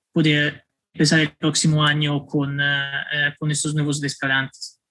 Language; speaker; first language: Spanish; non-native, fluent; Italian